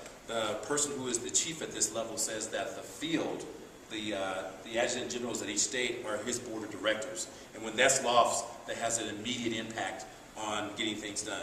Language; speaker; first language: English; native; English